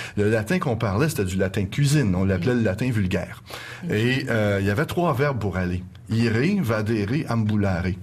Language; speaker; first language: French; native; French